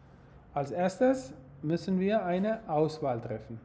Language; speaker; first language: German; non-native, fluent; Spanish